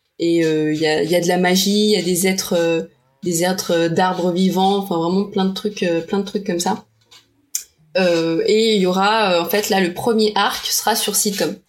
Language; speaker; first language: French; early bilingual, other home language; Portuguese